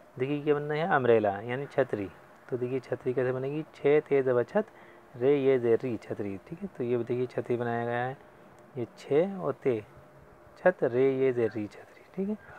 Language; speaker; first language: Hindi; native; Hindi